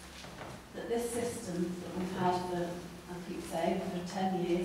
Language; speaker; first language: English; native; English